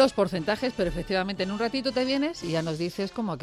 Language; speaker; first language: Spanish; native; Spanish